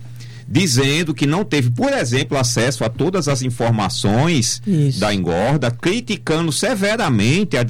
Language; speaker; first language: Portuguese; native; Portuguese